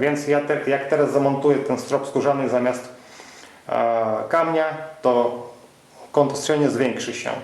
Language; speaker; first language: Polish; non-native, fluent; Ukrainian